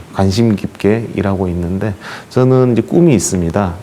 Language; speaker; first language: Korean; native; Korean